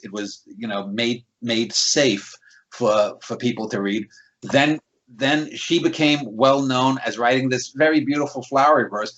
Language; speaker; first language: English; native; English